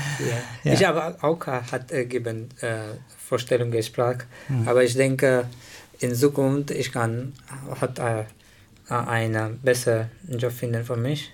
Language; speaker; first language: German; non-native, learner; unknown